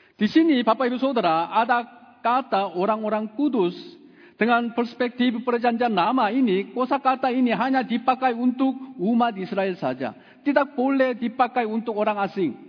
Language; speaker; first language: Indonesian; non-native, fluent; Korean